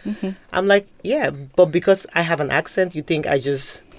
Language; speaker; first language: English; non-native, local second language; Igbo